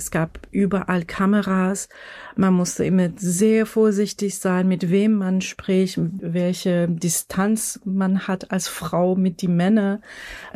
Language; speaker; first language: German; non-native, fluent; Persian